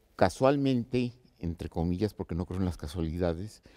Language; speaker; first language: Spanish; native; Spanish